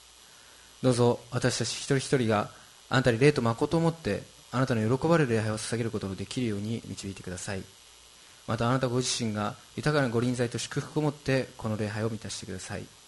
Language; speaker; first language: Japanese; native; Japanese